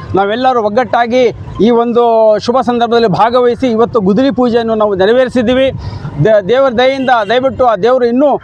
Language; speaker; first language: Kannada; non-native, local second language; Urdu